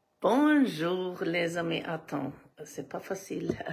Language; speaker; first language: French; non-native, fluent; Swedish